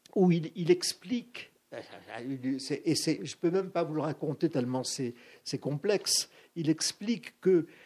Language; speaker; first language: French; native; French